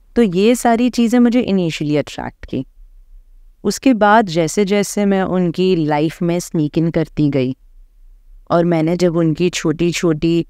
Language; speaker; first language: Hindi; native; Hindi